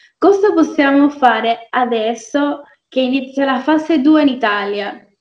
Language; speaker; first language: Italian; non-native, fluent; Spanish